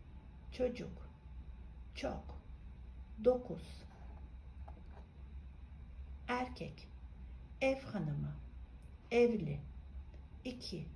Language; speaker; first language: Turkish; non-native, fluent; Kazakh